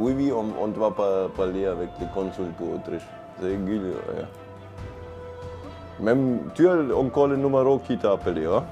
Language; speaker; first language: French; non-native, learner; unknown